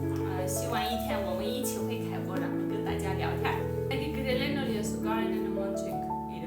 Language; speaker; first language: Chinese; non-native, fluent; Armenian